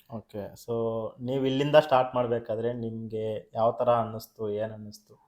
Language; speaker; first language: Kannada; native; Kannada